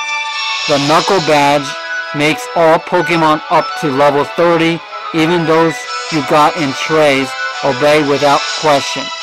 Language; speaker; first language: English; native; English